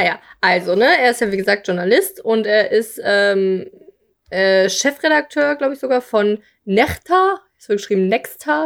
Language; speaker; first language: German; native; German